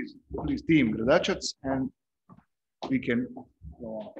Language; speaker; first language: English; non-native, fluent; Croatian